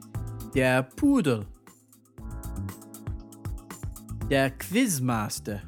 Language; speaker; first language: German; non-native, fluent; English